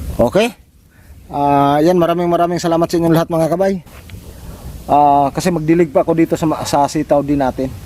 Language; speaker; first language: Filipino; non-native, local second language; Cebuano